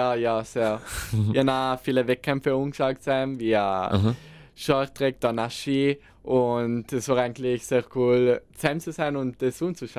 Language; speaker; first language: German; non-native, local second language; Italian